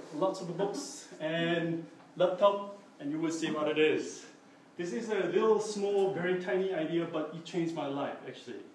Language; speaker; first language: English; non-native, fluent; Korean